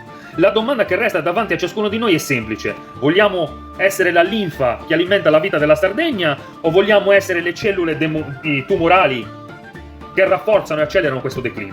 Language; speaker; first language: Italian; native; Italian